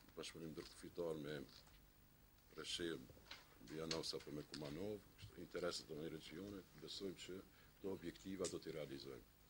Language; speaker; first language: Albanian; native; Albanian